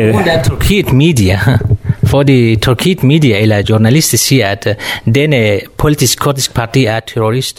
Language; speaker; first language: Danish; non-native, learner; Kurdish